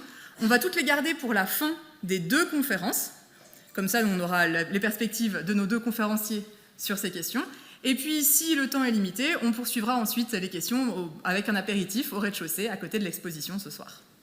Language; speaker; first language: French; native; French